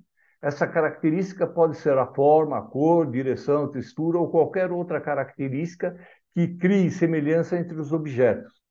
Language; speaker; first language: Portuguese; native; Portuguese